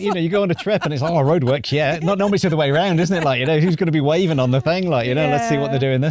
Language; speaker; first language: English; native; English